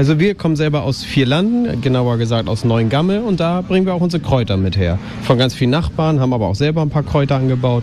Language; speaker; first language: German; native; German